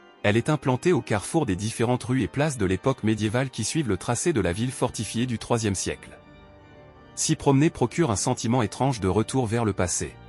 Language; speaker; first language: French; native; French